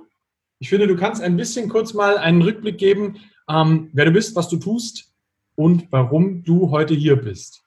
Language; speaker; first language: German; native; German